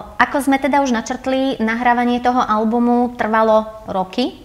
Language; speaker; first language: Slovak; native; Slovak